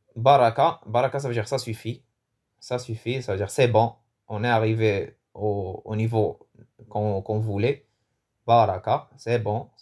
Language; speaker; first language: French; non-native, local second language; Arabic